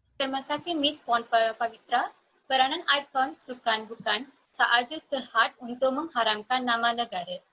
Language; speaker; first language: Malay; non-native, local second language; Tamil